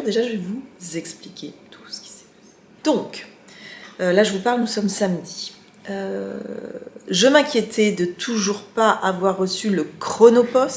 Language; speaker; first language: French; native; French